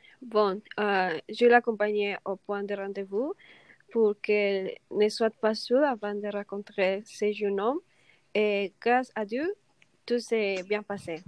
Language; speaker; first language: French; non-native, learner; Spanish